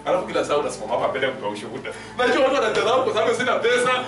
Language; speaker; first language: English; non-native, local second language; Swahili